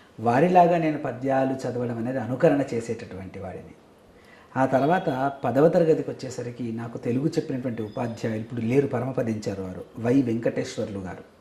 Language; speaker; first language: Telugu; native; Telugu